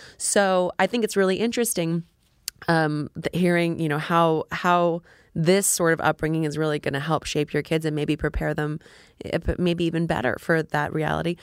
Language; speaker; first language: English; native; English